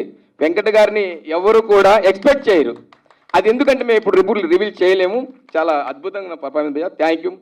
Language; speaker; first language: Telugu; native; Telugu